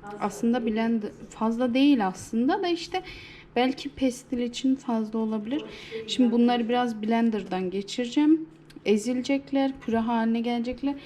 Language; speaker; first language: Turkish; native; Turkish